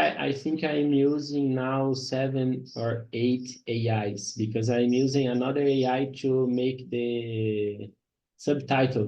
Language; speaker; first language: English; non-native, learner; Portuguese